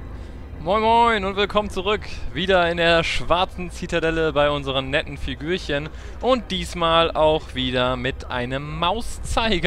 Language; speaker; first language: German; native; German